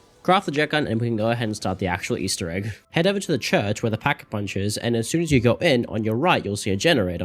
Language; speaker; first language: English; native; English